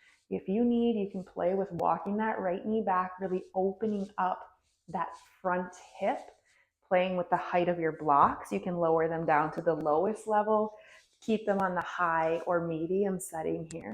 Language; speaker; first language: English; native; English